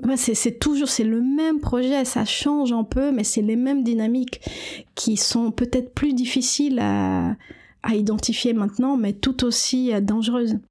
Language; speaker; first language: French; non-native, fluent; Portuguese